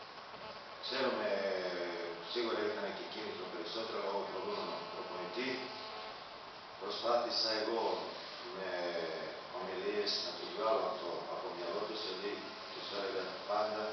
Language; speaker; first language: Greek; non-native, fluent; Serbian